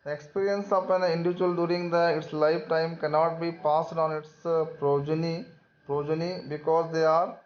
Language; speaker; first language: English; non-native, local second language; Kannada